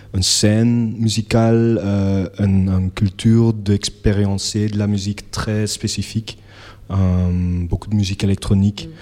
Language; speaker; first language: French; non-native, local second language; Dutch